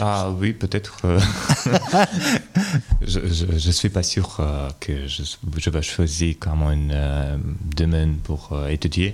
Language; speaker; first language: French; non-native, learner; Russian